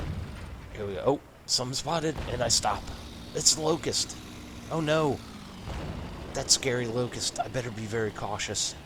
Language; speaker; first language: English; native; English